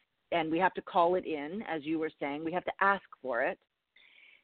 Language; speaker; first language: English; native; English